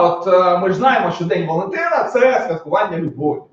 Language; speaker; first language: Ukrainian; native; Ukrainian